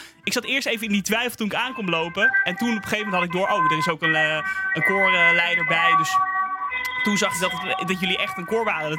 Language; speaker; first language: Dutch; native; Dutch